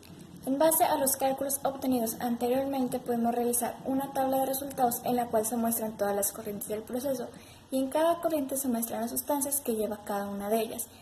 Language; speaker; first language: Spanish; native; Spanish